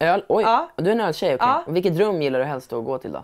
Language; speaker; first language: Swedish; native; Swedish